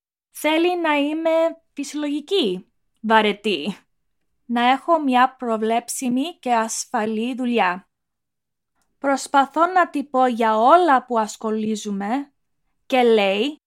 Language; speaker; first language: Greek; early bilingual, heritage; Greek